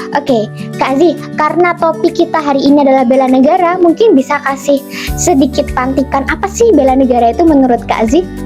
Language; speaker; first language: Indonesian; native; Indonesian